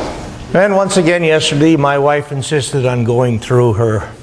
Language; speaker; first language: English; native; English